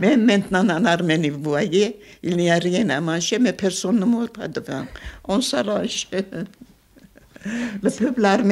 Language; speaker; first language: French; non-native, fluent; Armenian